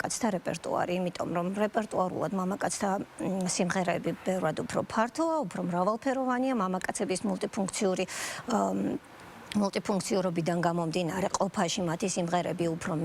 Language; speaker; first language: Georgian; native; Georgian